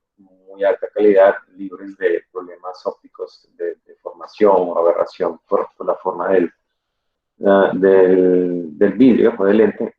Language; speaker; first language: Spanish; native; Spanish